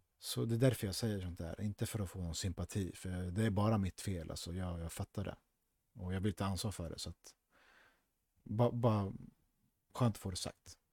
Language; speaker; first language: Swedish; early bilingual, other home language; Spanish